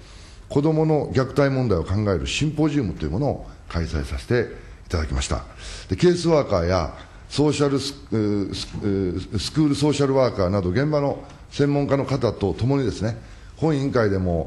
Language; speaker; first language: Japanese; native; Japanese